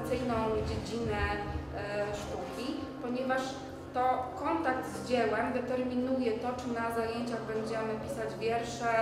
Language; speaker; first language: Polish; native; Polish